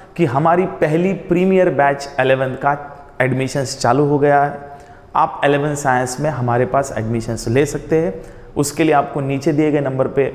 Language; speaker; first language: Hindi; non-native, local second language; Marathi